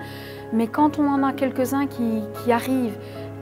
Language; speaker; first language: French; native; French